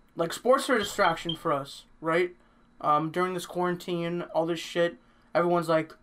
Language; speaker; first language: English; native; English